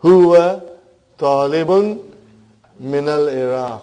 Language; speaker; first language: Arabic; non-native, fluent; Urdu